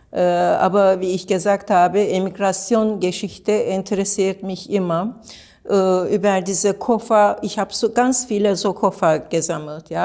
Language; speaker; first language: German; non-native, learner; Turkish